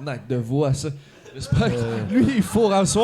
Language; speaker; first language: French; native; French